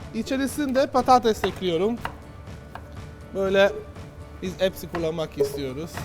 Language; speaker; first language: Turkish; non-native, fluent; Italian